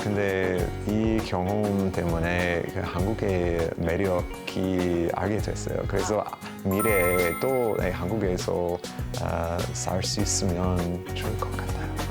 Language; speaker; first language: Korean; non-native, learner; English